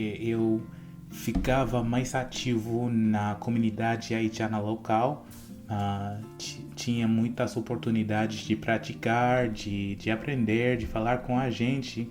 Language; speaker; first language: Portuguese; non-native, fluent; English